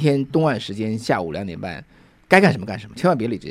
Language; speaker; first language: Chinese; native; Chinese